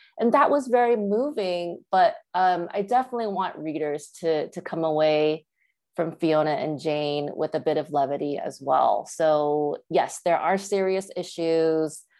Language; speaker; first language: English; early bilingual, other home language; Chinese